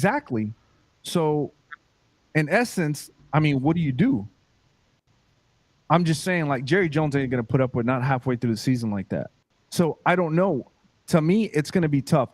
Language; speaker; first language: English; native; English